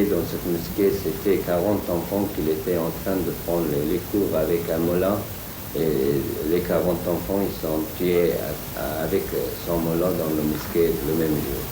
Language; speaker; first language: French; non-native, fluent; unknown